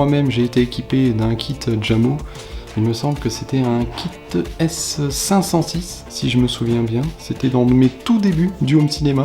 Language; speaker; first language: French; native; French